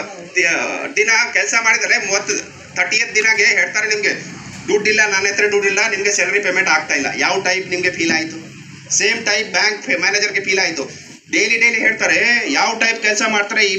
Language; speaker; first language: Kannada; non-native, learner; Hindi